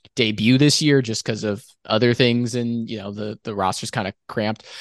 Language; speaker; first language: English; native; English